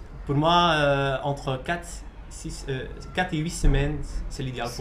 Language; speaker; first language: French; non-native, local second language; Dutch